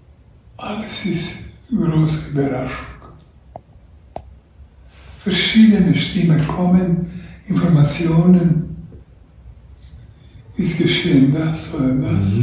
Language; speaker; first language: German; non-native, learner; Croatian